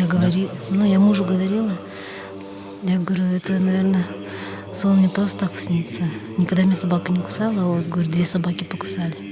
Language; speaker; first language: Russian; native; Russian